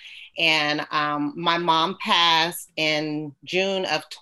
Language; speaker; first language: English; native; English